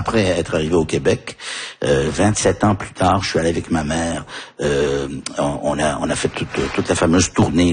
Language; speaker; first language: French; early bilingual, heritage; French